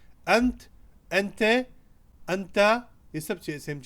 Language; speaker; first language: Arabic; non-native, fluent; Urdu